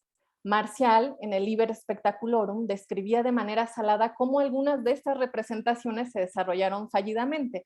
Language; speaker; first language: Spanish; native; Spanish